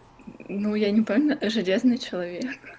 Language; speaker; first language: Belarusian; non-native, local second language; Russian